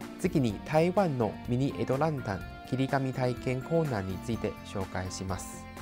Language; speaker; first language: Japanese; non-native, fluent; Chinese